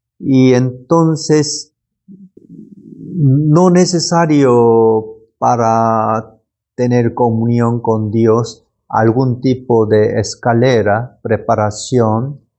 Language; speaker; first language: Spanish; non-native, learner; Korean